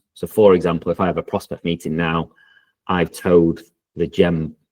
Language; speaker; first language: English; native; English